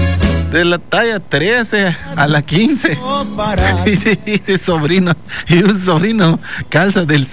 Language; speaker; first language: Spanish; native; Spanish